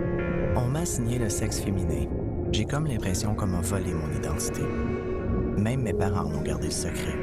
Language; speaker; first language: French; native; French